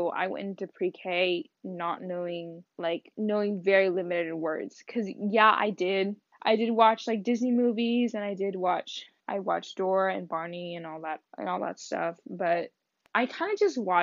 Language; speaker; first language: English; early bilingual, other home language; Vietnamese